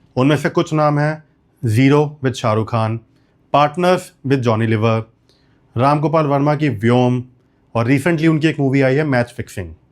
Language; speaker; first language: Hindi; native; Hindi